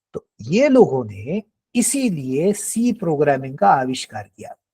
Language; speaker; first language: Hindi; non-native, local second language; Marathi